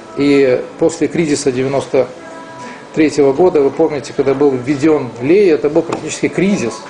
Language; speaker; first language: Russian; non-native, local second language; Romanian